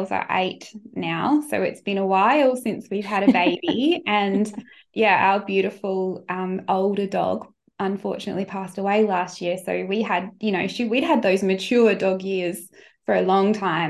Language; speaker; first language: English; native; English